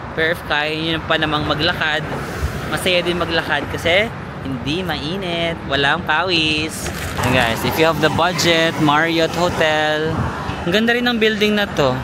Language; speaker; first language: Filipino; non-native, local second language; Cebuano